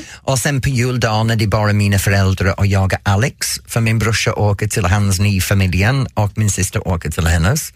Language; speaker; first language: Swedish; non-native, fluent; English